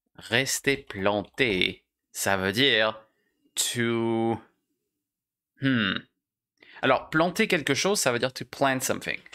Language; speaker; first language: French; native; French